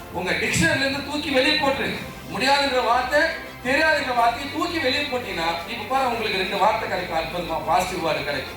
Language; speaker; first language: Tamil; native; Tamil